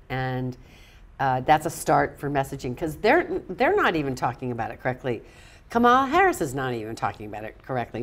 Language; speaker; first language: English; native; English